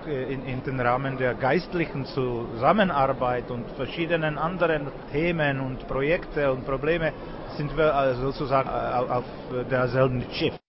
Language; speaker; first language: German; non-native, fluent; Czech